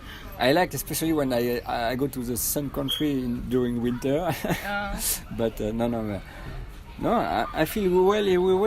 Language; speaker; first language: English; non-native, fluent; French